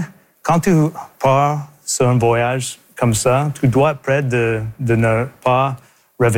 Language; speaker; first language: French; non-native, local second language; English